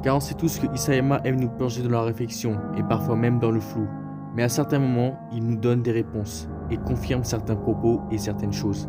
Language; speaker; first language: French; native; French